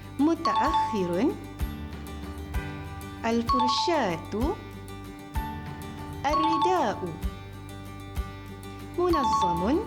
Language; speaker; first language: Arabic; non-native, fluent; Malay